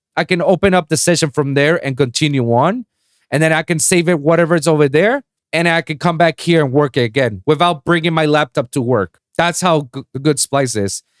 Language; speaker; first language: English; non-native, local second language; Spanish